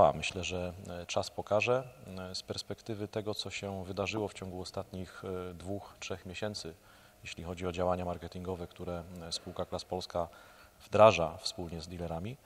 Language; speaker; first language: Polish; native; Polish